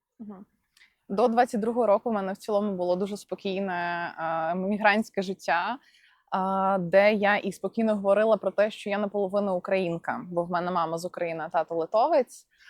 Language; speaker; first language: Ukrainian; non-native, local second language; Russian